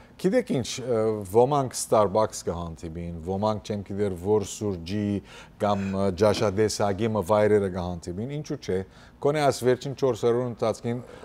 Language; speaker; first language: Armenian; early bilingual, heritage; Armenian